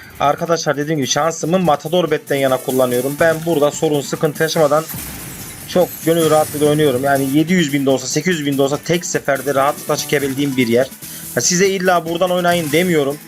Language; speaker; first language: Turkish; native; Turkish